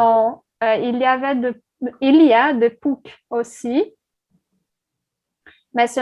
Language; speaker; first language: French; non-native, fluent; Portuguese